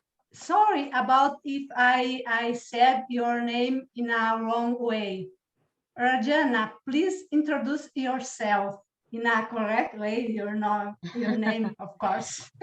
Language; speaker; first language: English; non-native, learner; Portuguese